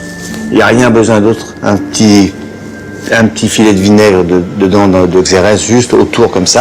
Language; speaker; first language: French; native; French